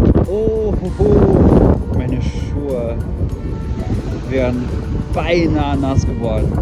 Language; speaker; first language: German; non-native, fluent; English